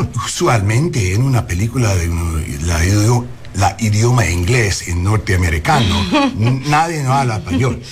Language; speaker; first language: Spanish; non-native, learner; English